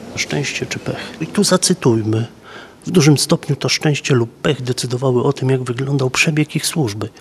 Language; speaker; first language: Polish; native; Polish